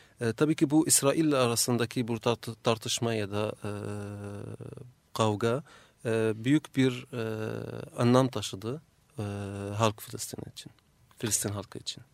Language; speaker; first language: Turkish; non-native, fluent; Arabic